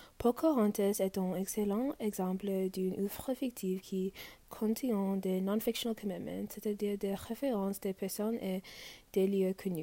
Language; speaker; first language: French; non-native, fluent; English